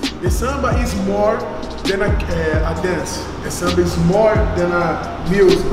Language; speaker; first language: English; non-native, learner; Portuguese